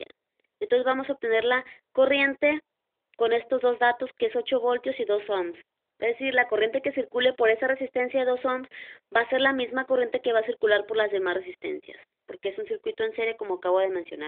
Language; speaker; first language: Spanish; native; Spanish